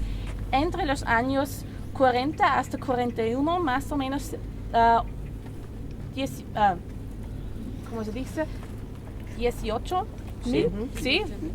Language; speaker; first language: Spanish; non-native, learner; German